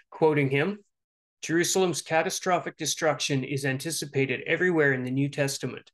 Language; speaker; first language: English; native; English